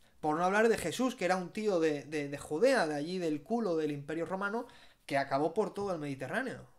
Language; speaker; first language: Spanish; native; Spanish